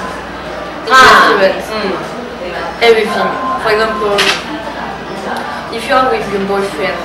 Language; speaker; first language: English; non-native, learner; French